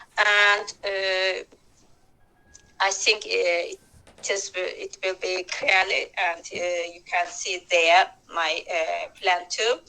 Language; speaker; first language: English; non-native, learner; Azerbaijani